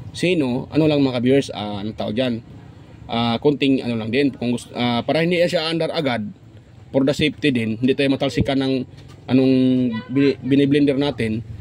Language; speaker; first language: Filipino; non-native, local second language; Cebuano